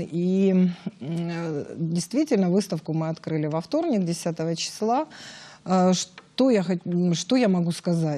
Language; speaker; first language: Russian; native; Russian